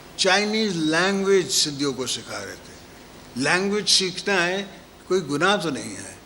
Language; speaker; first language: Urdu; non-native, local second language; Sindhi